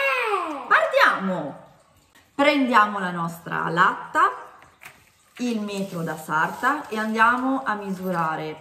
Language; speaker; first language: Italian; native; Italian